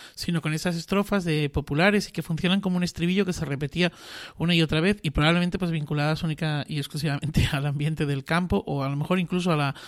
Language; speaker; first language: Spanish; native; Spanish